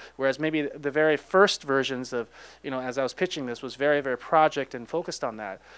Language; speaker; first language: English; native; English